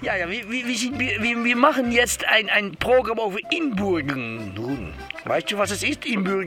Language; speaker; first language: German; non-native, learner; Dutch